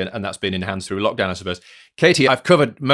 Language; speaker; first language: English; native; English